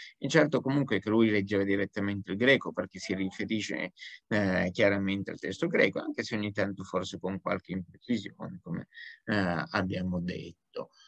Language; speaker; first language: Italian; native; Italian